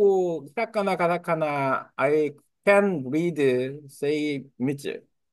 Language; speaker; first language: English; non-native, learner; Vietnamese